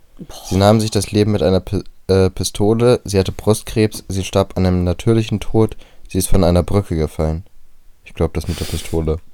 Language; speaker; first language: German; native; German